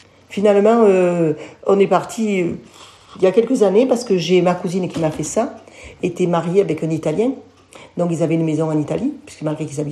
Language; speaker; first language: French; native; French